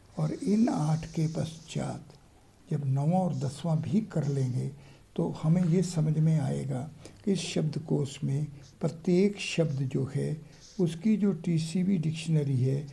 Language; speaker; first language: Hindi; native; Hindi